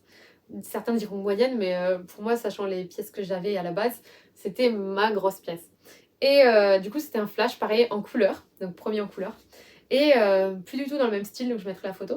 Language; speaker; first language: French; native; French